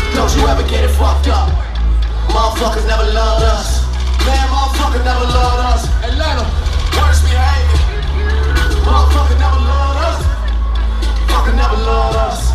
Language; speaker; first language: English; native; English